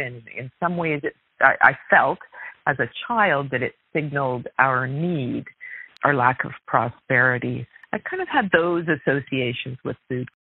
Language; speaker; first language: English; native; English